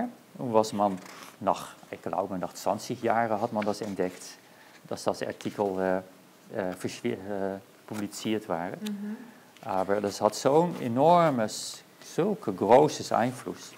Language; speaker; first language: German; non-native, learner; Dutch